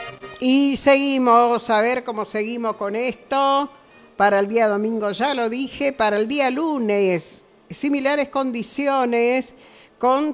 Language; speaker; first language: Spanish; native; Spanish